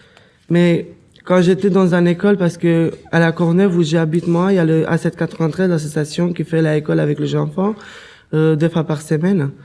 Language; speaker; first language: French; non-native, learner; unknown